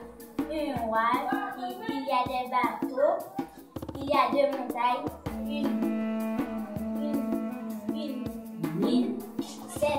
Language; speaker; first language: French; non-native, local second language; Haitian Creole